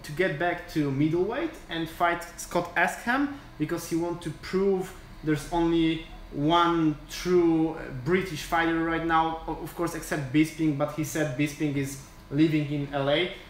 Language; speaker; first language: English; non-native, fluent; Polish